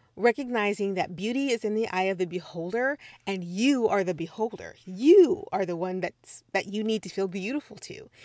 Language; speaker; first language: English; native; English